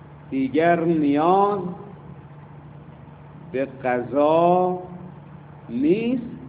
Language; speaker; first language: Persian; native; Persian